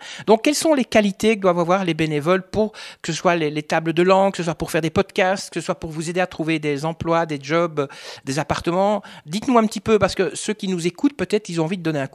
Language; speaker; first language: French; native; French